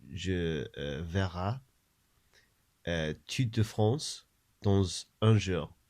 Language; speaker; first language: French; non-native, learner; English